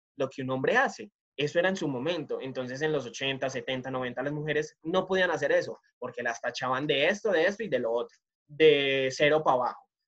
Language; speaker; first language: Spanish; native; Spanish